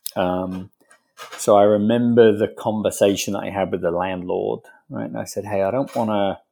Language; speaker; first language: English; native; English